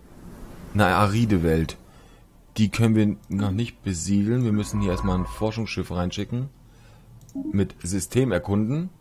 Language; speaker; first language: German; native; German